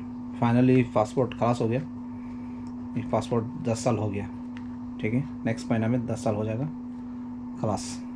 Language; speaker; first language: Hindi; non-native, local second language; Bangla